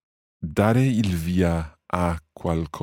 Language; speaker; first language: Italian; non-native, fluent; English